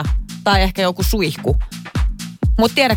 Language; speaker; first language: Finnish; native; Finnish